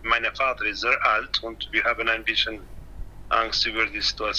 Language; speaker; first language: German; non-native, learner; Albanian